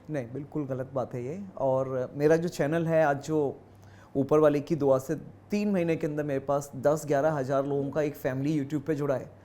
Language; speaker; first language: Hindi; native; Hindi